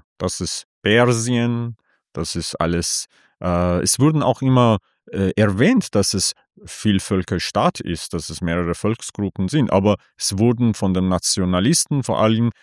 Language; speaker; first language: German; non-native, fluent; Persian